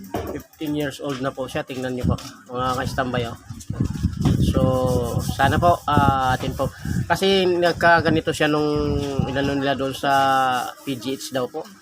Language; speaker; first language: Filipino; native; Filipino